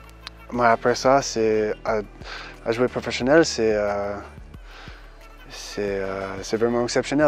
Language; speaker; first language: French; early bilingual, heritage; English